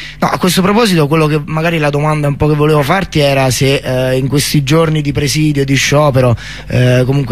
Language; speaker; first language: Italian; native; Italian